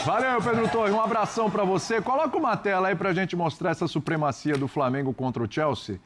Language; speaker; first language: Portuguese; native; Portuguese